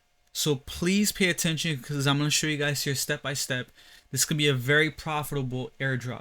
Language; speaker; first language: English; native; English